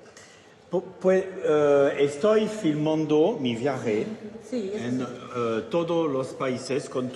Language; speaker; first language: Spanish; non-native, learner; French